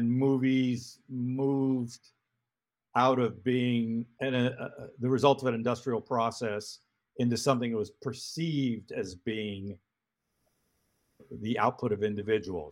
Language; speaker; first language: English; native; English